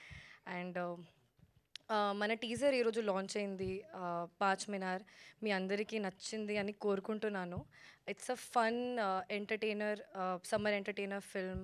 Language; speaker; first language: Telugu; non-native, fluent; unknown